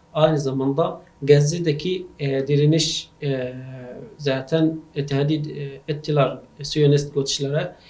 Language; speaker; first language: Turkish; non-native, learner; Arabic